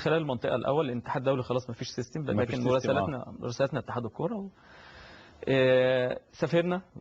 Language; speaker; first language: Arabic; native; Arabic